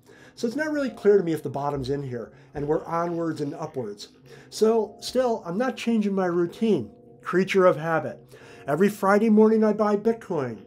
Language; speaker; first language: English; native; English